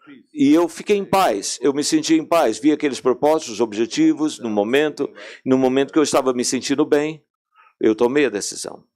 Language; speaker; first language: Portuguese; non-native, fluent; Dutch